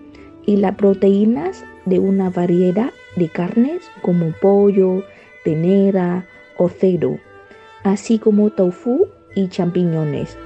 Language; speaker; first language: Spanish; non-native, fluent; Vietnamese